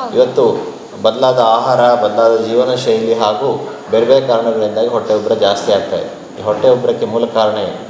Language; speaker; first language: Kannada; native; Kannada